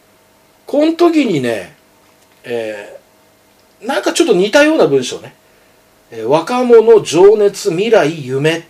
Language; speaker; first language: Japanese; native; Japanese